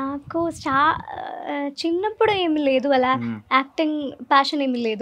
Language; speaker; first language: Telugu; non-native, learner; Malayalam